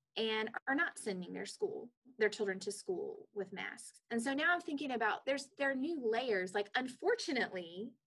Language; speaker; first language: English; native; English